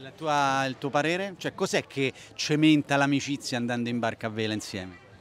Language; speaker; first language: Italian; native; Italian